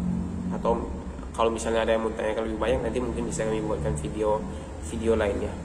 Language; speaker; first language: Indonesian; native; Indonesian